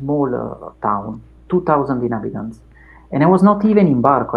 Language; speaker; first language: English; non-native, fluent; Italian